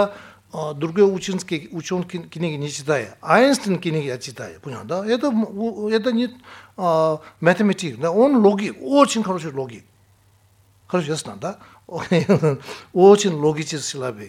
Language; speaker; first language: Russian; non-native, fluent; Tibetan